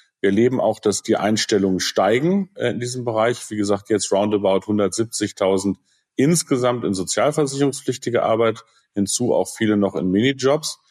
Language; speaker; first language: German; native; German